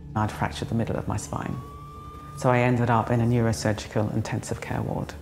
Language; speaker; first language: English; native; English